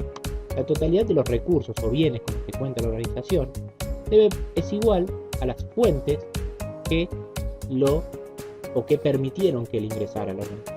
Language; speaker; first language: Spanish; native; Spanish